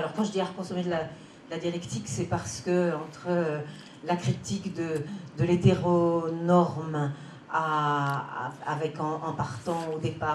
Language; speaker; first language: French; native; French